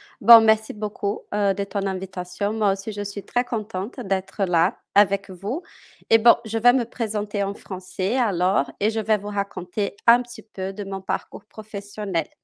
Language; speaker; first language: French; non-native, fluent; Portuguese